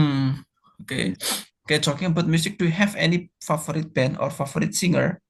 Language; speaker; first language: English; non-native, fluent; Indonesian